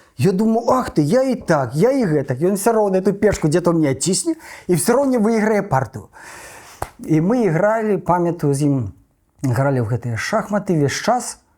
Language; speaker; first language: Belarusian; non-native, local second language; Russian